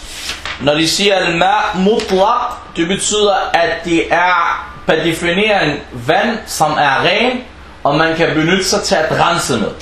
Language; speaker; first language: Danish; early bilingual, other home language; Arabic